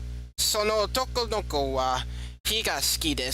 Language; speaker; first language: Japanese; non-native, learner; English